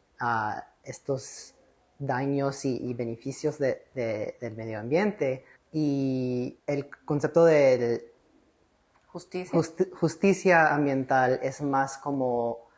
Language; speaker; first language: Spanish; early bilingual, heritage; English